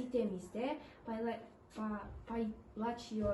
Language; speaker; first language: Turkish; non-native, learner; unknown